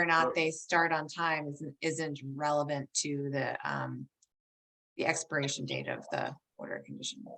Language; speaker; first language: English; native; English